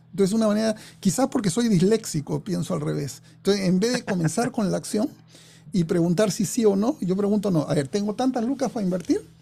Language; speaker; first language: Spanish; non-native, fluent; English